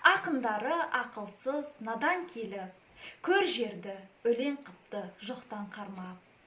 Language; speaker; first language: Kazakh; non-native, local second language; Russian